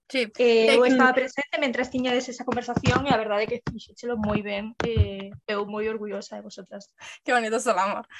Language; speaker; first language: Galician; native; Galician